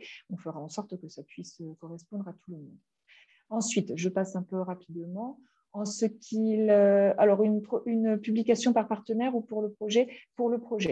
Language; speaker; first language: French; native; French